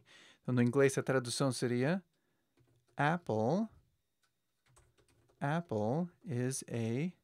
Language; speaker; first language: Portuguese; non-native, fluent; English